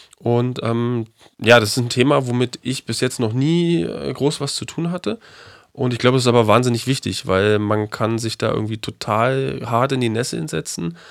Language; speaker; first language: German; native; German